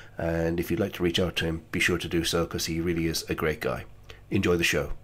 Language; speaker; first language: English; native; English